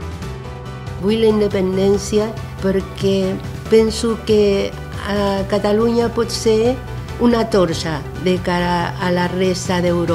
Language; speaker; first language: Catalan; non-native, fluent; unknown